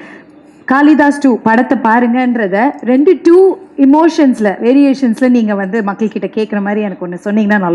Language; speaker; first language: Tamil; native; Tamil